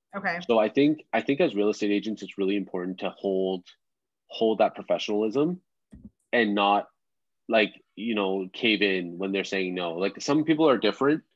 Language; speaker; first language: English; native; English